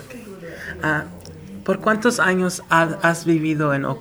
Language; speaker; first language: Spanish; early bilingual, heritage; Spanish